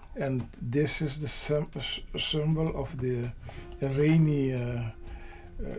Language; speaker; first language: English; non-native, learner; Papiamento